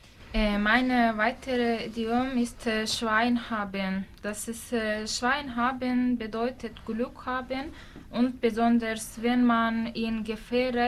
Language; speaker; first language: German; non-native, learner; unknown